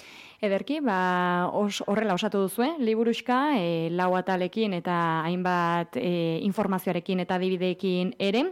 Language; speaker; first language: Basque; native; Basque